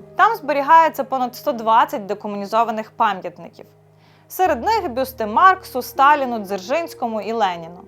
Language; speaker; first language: Ukrainian; native; Ukrainian